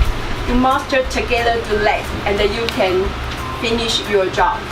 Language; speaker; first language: English; non-native, learner; Chinese